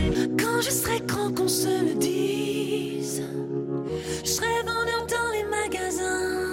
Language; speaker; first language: French; non-native, learner; Spanish